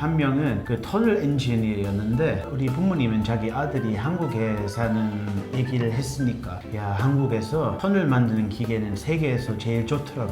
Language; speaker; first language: Korean; non-native, fluent; English